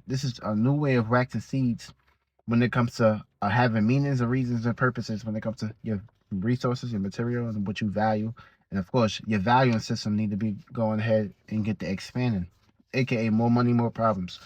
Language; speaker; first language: English; native; English